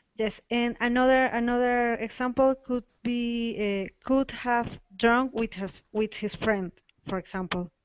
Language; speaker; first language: English; non-native, learner; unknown